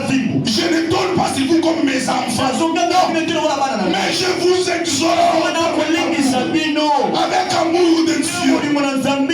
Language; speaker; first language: French; non-native, local second language; Lingala